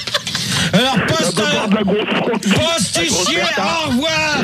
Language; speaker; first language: French; native; French